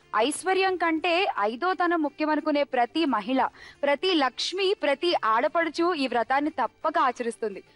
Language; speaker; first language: Telugu; native; Telugu